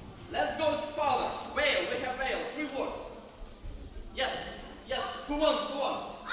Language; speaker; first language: English; non-native, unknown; Ukrainian